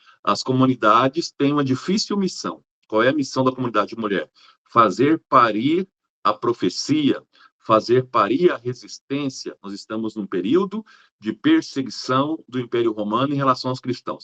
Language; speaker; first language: Portuguese; native; Portuguese